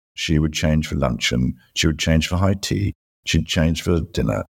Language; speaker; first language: English; native; English